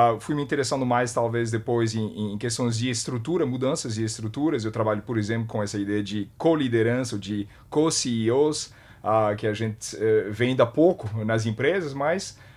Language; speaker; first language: Portuguese; non-native, fluent; French